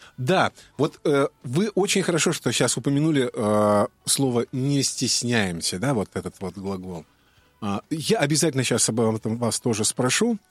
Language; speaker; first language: Russian; native; Russian